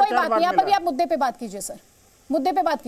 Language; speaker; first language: Hindi; native; Hindi